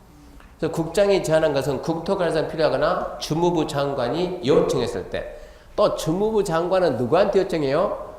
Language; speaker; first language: Korean; native; Korean